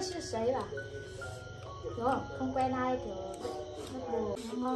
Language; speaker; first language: Chinese; non-native, learner; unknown